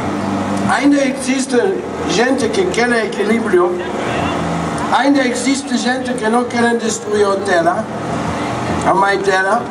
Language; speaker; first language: Portuguese; non-native, fluent; Spanish